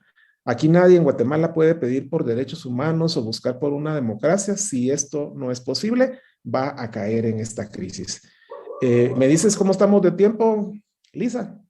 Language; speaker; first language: Spanish; native; Spanish